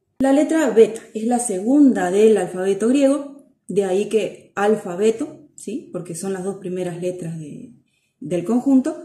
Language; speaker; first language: Spanish; native; Spanish